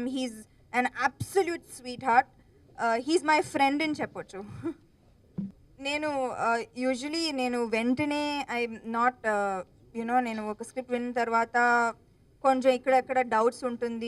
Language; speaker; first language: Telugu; non-native, local second language; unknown